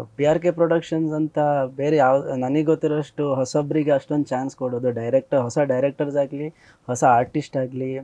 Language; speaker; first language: Kannada; native; Kannada